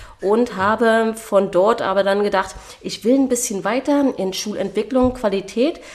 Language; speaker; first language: German; native; German